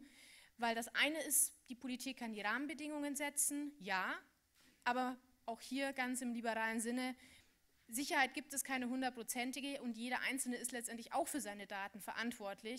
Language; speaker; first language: German; native; German